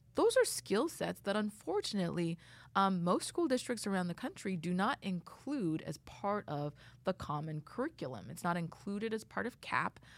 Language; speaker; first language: English; native; English